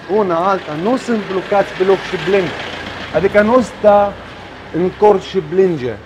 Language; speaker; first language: Romanian; non-native, fluent; Arabic